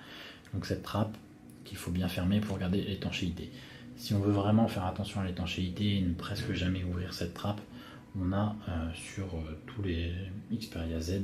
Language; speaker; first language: French; native; French